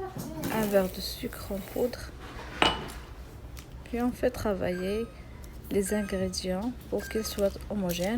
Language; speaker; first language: French; non-native, local second language; Arabic